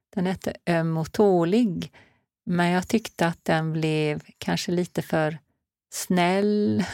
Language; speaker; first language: Swedish; native; Swedish